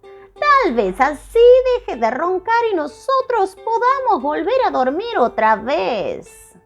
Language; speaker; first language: Spanish; native; Spanish